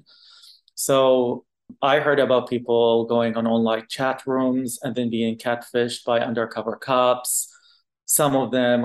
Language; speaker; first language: English; non-native, fluent; Arabic